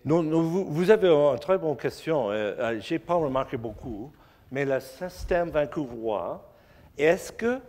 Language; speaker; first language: French; non-native, learner; English